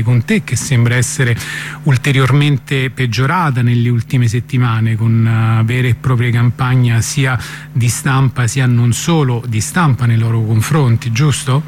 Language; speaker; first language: Italian; native; Italian